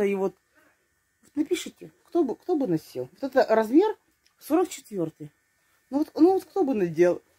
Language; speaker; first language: Russian; native; Russian